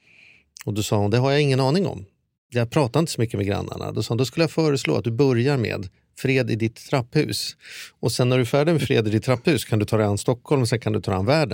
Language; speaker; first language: Swedish; native; Swedish